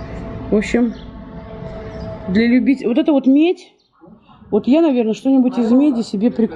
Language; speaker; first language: Russian; native; Russian